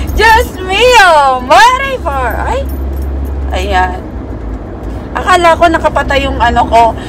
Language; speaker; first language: Filipino; native; Filipino